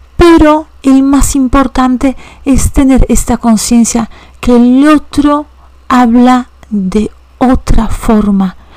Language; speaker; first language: Spanish; non-native, fluent; Polish